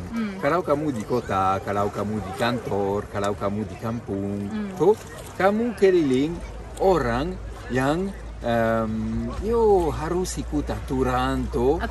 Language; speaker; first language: Indonesian; non-native, fluent; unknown